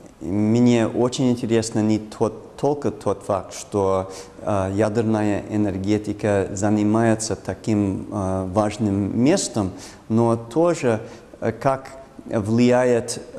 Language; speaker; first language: Russian; non-native, fluent; English